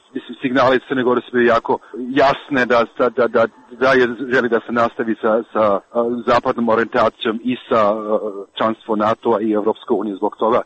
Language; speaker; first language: Serbian; non-native, fluent; German